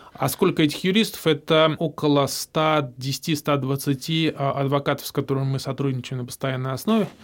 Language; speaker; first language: Russian; native; Russian